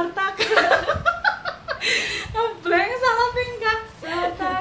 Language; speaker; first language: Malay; non-native, local second language; Javanese